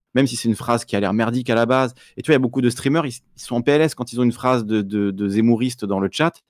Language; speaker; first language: French; native; French